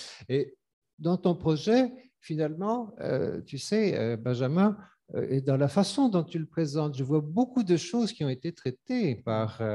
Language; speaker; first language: French; native; French